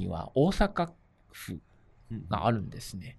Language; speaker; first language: Japanese; native; Japanese